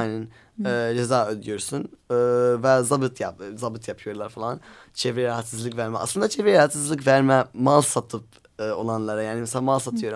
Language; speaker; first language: Turkish; non-native, learner; Arabic